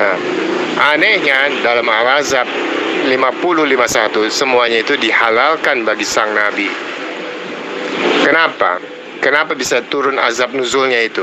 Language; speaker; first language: Indonesian; native; Indonesian